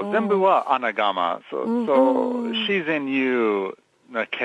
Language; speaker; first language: Japanese; non-native, learner; English